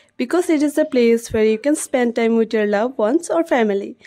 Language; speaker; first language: English; non-native, local second language; Assamese